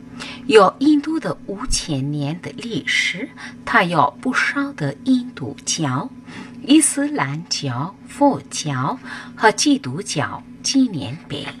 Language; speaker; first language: Chinese; non-native, learner; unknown